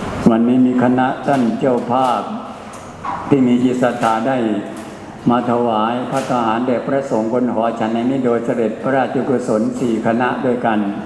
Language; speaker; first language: Thai; native; Thai